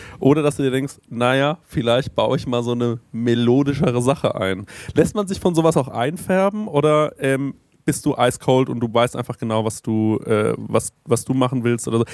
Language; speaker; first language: German; native; German